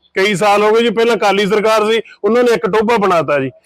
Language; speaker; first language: Punjabi; native; Punjabi